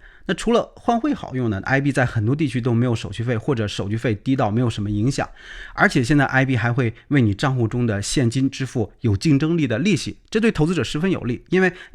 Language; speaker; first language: Chinese; native; Chinese